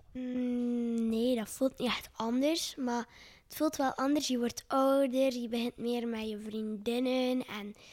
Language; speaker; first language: Dutch; native; Dutch